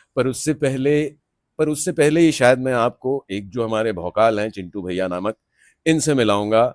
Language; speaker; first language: Hindi; non-native, local second language; Maithili